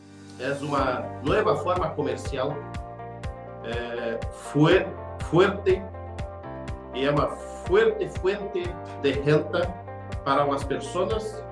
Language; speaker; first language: Spanish; non-native, fluent; Portuguese